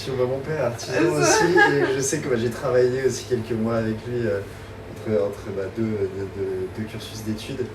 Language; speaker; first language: French; native; French